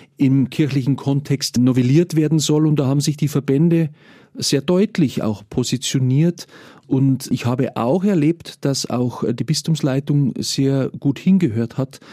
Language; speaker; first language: German; native; German